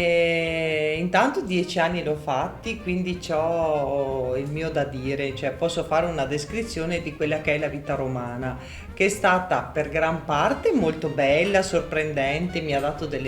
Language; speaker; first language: Italian; native; Italian